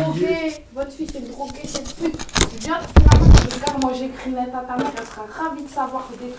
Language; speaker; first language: French; native; French